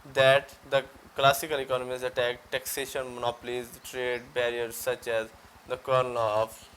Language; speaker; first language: English; non-native, local second language; Urdu